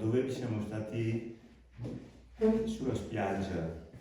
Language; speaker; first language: Italian; native; Italian